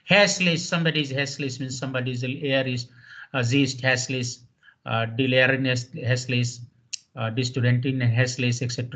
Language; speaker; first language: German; non-native, fluent; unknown